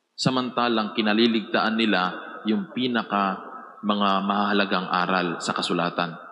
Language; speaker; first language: Filipino; native; Filipino